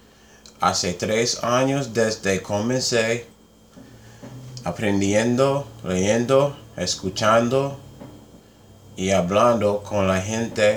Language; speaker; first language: Spanish; non-native, learner; English